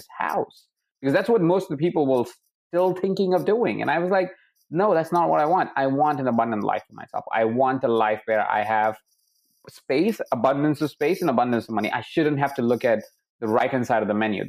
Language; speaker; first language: English; non-native, local second language; Hindi